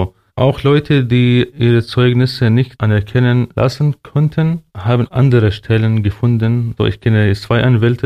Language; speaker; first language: German; non-native, fluent; Arabic